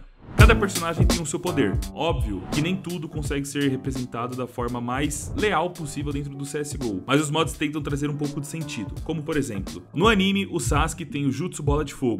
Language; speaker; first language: Portuguese; native; Portuguese